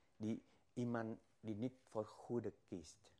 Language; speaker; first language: Dutch; non-native, fluent; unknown